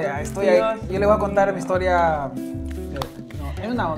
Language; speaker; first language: Spanish; native; Spanish